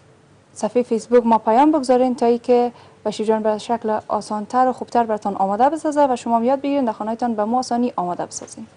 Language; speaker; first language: Persian; native; Persian